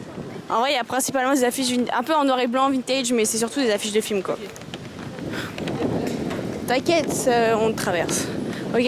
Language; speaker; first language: French; native; French